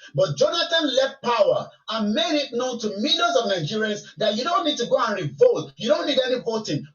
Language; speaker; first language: English; non-native, local second language; Yoruba